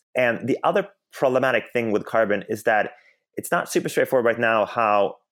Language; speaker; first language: English; non-native, fluent; Swedish